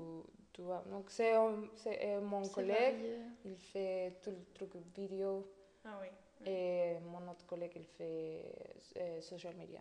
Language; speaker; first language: French; non-native, fluent; Spanish